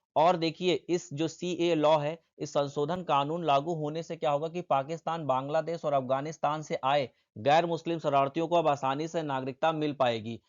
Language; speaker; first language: Hindi; native; Hindi